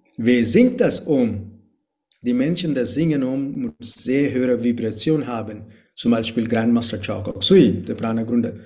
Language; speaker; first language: German; non-native, fluent; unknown